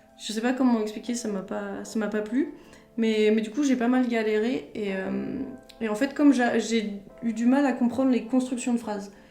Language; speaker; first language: French; native; French